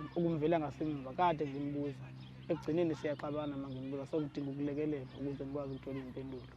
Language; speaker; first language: Zulu; non-native, local second language; Xhosa